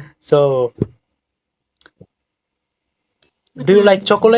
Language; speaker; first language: English; non-native, fluent; Bangla